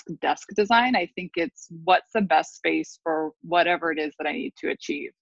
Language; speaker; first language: English; native; English